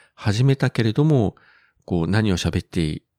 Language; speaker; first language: Japanese; native; Japanese